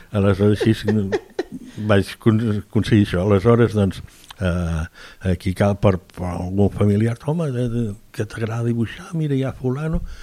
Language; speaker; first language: Catalan; native; Catalan